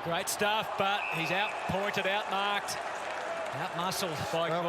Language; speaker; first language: English; native; English